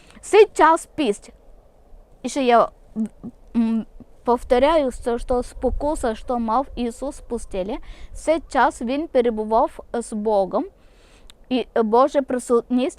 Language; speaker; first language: Ukrainian; non-native, local second language; Malayalam